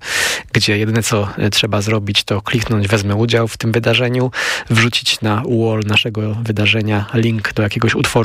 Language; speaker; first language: Polish; native; Polish